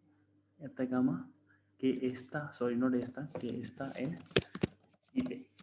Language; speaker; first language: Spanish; non-native, fluent; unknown